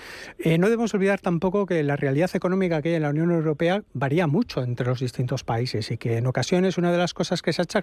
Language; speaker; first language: Spanish; native; Spanish